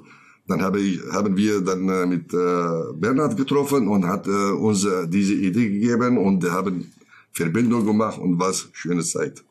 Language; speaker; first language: German; non-native, learner; Kurdish